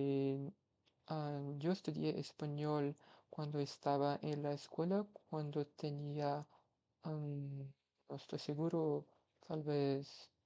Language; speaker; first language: Spanish; non-native, learner; Portuguese